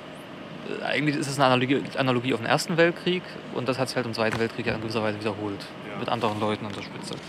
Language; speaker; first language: German; native; German